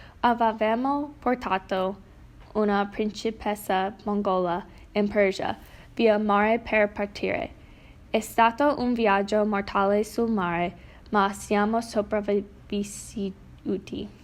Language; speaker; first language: Italian; non-native, learner; English